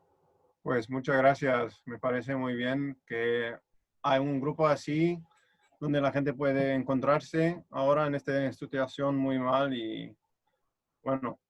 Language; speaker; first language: Spanish; non-native, fluent; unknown